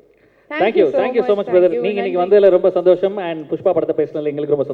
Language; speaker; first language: Tamil; native; Tamil